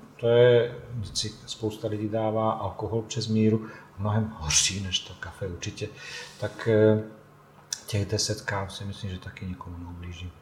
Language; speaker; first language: Czech; non-native, fluent; Bosnian